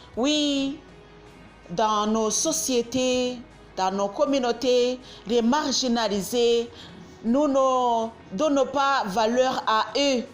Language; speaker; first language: French; non-native, local second language; Kinyarwanda